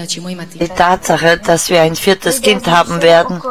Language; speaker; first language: German; non-native, fluent; Czech